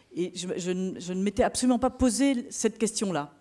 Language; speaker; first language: French; native; French